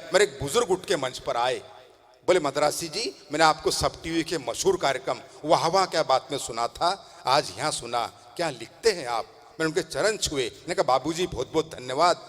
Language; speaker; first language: Hindi; non-native, local second language; Tamil